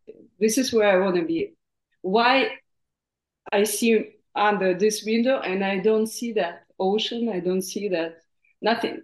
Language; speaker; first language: English; non-native, fluent; Russian